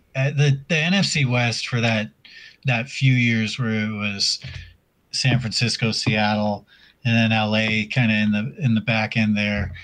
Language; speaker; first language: English; native; English